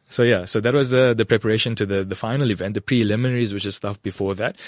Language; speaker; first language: English; native; English